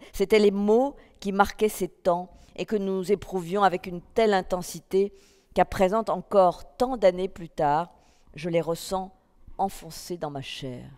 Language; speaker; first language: French; native; French